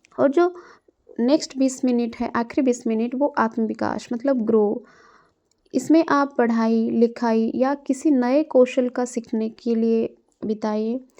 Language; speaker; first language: Hindi; non-native, local second language; Odia